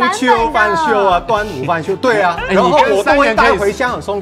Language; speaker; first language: Chinese; non-native, fluent; Cantonese